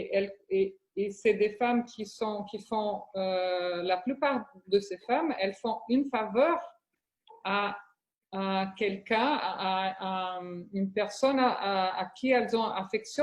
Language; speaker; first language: French; non-native, fluent; Portuguese